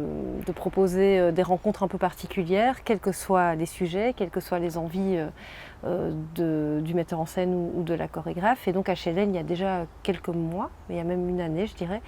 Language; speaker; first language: French; native; French